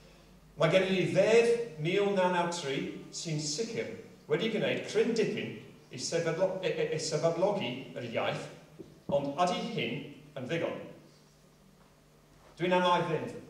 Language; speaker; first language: Welsh; non-native, local second language; English